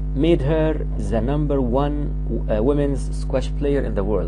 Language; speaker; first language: English; non-native, fluent; Arabic